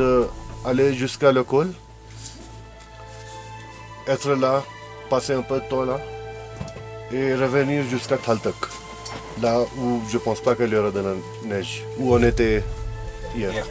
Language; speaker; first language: French; non-native, fluent; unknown